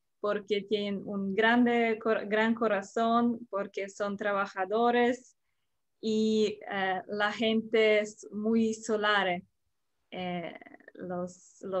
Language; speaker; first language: Spanish; non-native, learner; Russian